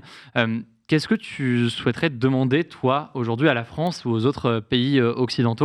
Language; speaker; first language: French; native; French